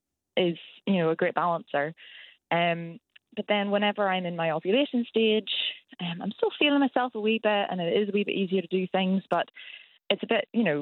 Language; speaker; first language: English; native; English